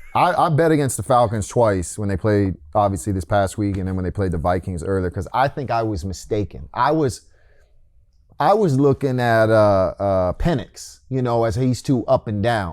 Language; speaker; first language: English; native; English